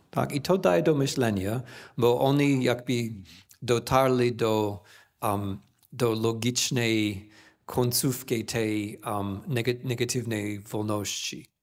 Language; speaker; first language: Polish; non-native, fluent; English